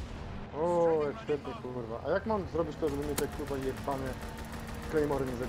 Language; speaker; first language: Polish; native; Polish